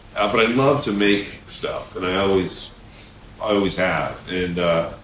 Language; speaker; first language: English; native; English